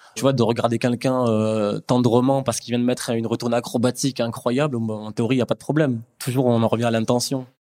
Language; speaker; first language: French; native; French